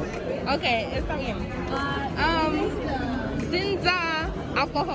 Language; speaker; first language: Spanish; non-native, learner; English